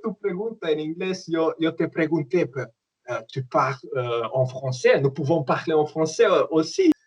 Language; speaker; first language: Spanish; non-native, fluent; Romanian